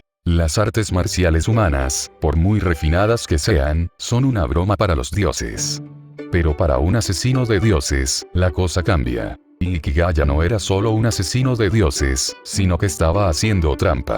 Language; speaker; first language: Spanish; native; Spanish